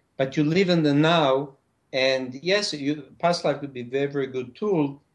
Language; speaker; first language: English; non-native, fluent; Hebrew